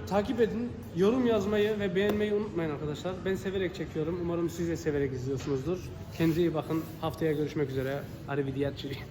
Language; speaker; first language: Turkish; early bilingual, heritage; Turkish